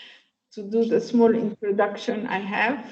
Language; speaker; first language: English; non-native, fluent; Italian